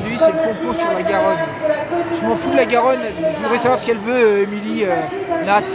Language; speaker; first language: French; native; French